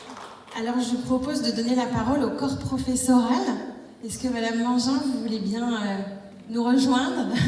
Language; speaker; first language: French; native; French